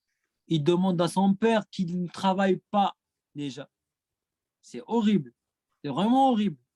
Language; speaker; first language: French; non-native, fluent; Arabic